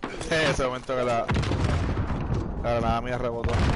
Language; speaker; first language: Spanish; early bilingual, heritage; Spanish